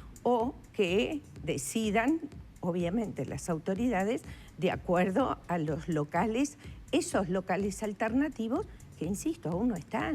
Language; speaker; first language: Spanish; native; Spanish